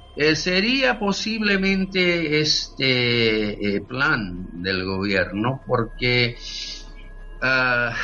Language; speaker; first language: Spanish; non-native, fluent; Japanese